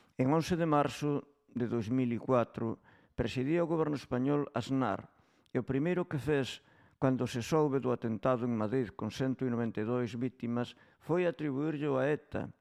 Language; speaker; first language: Galician; native; Galician